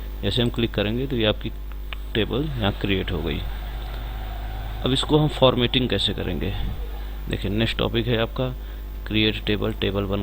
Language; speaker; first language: Hindi; native; Hindi